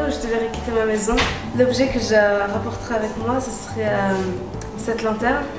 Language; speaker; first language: French; early bilingual, heritage; French